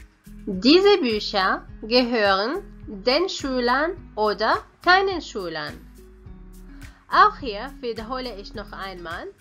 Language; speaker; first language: German; non-native, fluent; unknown